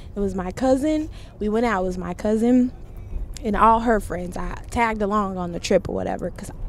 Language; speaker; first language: English; native; English